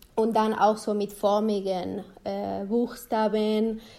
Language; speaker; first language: German; non-native, fluent; Spanish